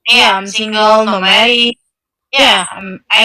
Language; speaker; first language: English; non-native, learner; Indonesian